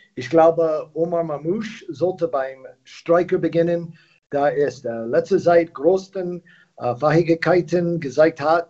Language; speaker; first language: German; non-native, learner; English